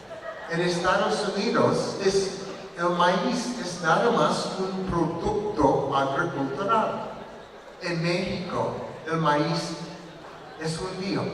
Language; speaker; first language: Spanish; non-native, learner; English